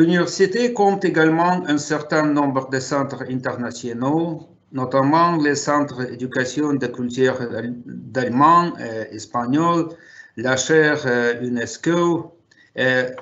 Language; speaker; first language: French; non-native, fluent; Russian